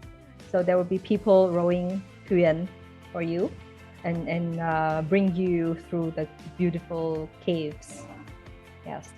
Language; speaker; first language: English; non-native, fluent; Vietnamese